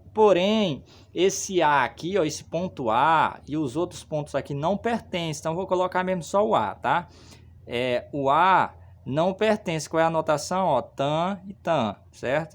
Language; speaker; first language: Portuguese; native; Portuguese